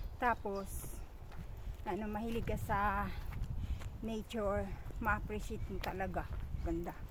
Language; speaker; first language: Filipino; non-native, local second language; Cebuano